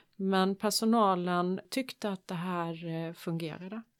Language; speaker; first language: Swedish; native; Swedish